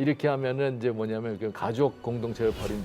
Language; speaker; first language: Korean; native; Korean